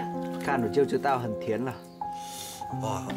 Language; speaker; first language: Chinese; non-native, fluent; Vietnamese